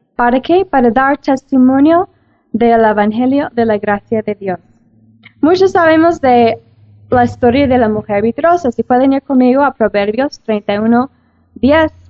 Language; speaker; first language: Spanish; non-native, fluent; English